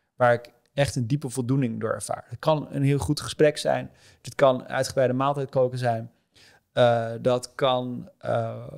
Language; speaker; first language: Dutch; native; Dutch